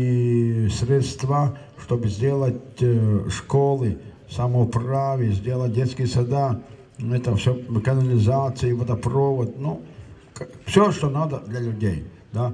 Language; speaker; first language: Russian; non-native, local second language; Latvian